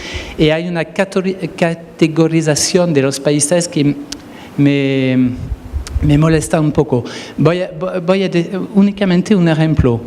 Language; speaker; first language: Spanish; non-native, fluent; French